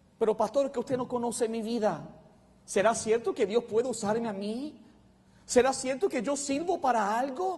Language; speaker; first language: Spanish; native; Spanish